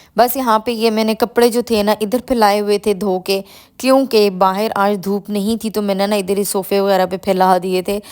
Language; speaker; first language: Urdu; non-native, local second language; Punjabi